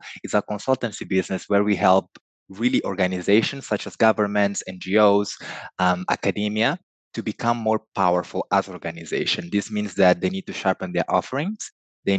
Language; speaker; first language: English; non-native, fluent; Portuguese